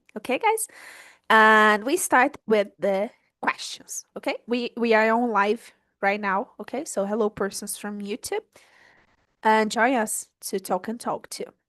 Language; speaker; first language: English; non-native, learner; Portuguese